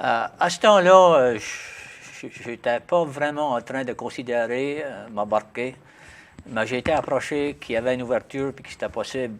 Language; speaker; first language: French; native; French